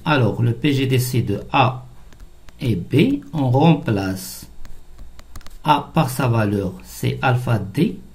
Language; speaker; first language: French; non-native, local second language; Arabic